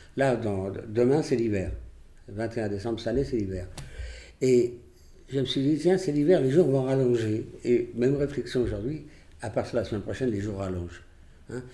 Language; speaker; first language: French; early bilingual, other home language; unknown